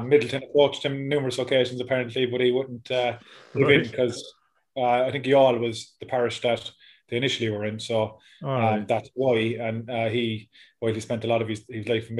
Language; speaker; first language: English; native; English